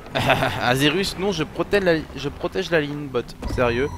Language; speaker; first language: French; native; French